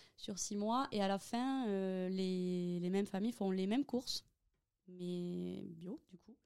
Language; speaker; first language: French; native; French